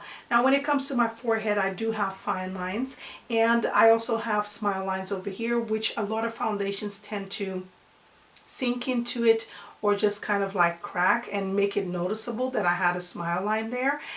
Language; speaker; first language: English; non-native, fluent; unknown